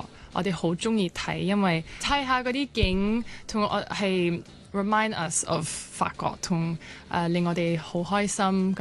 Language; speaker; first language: Cantonese; non-native, local second language; French